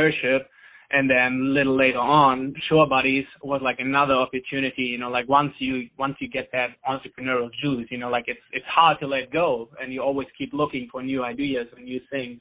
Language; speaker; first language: English; non-native, fluent; German